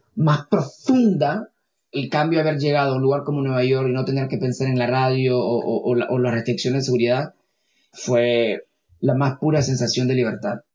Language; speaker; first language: Spanish; native; Spanish